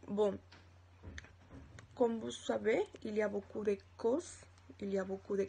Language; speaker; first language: French; non-native, learner; Spanish